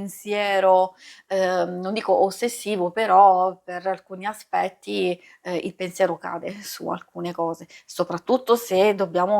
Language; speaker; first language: Italian; native; Italian